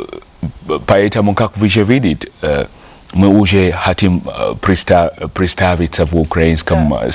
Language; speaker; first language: Russian; non-native, learner; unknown